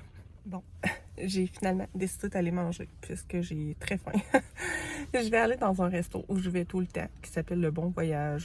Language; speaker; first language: French; native; French